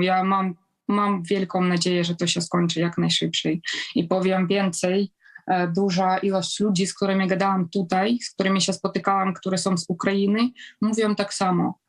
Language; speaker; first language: Polish; non-native, fluent; Ukrainian